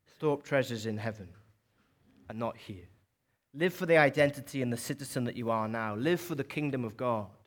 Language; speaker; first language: English; native; English